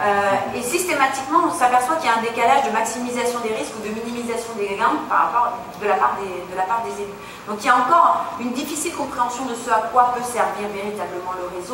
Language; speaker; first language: French; native; French